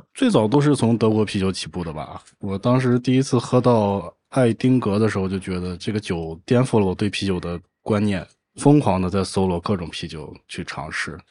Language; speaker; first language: Chinese; native; Chinese